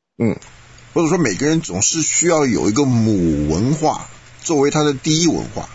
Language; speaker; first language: Chinese; native; Chinese